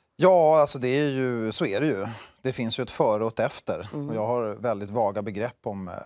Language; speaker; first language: Swedish; native; Swedish